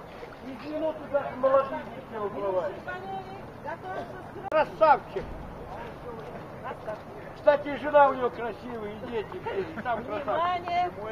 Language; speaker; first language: Russian; native; Russian